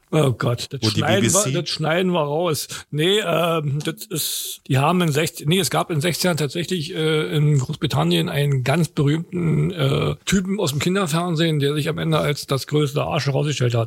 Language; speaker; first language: German; native; German